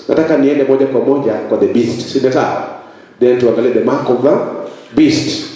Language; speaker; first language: English; non-native, local second language; Swahili